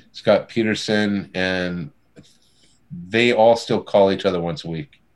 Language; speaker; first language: English; native; English